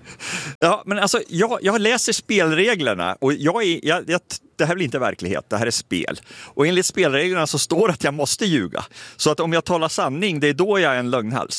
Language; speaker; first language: Swedish; native; Swedish